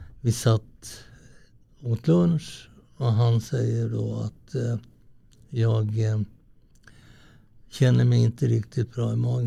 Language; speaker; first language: Swedish; early bilingual, other home language; Italian